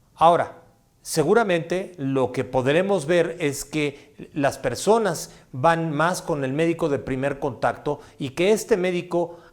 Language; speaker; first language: Spanish; native; Spanish